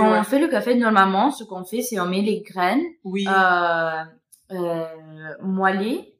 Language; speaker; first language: French; non-native, fluent; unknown